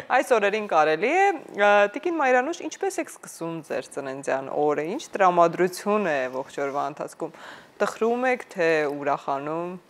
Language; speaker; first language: Armenian; native; Armenian